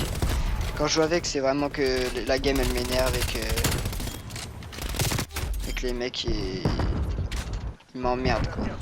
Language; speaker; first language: French; native; French